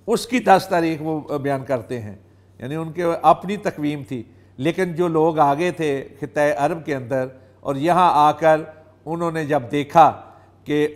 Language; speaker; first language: Urdu; non-native, local second language; Punjabi